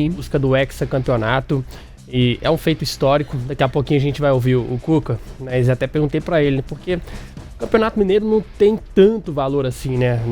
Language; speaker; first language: Portuguese; native; Portuguese